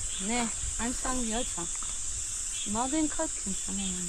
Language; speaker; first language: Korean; non-native, learner; English